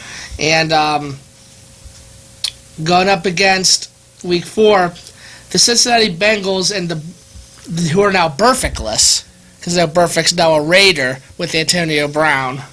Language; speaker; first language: English; native; English